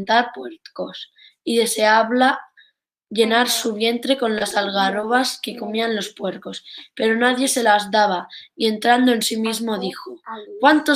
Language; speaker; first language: Spanish; native; Spanish